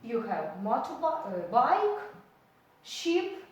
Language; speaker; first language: English; non-native, fluent; Ukrainian